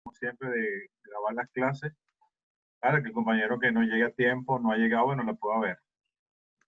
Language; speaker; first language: Spanish; native; Spanish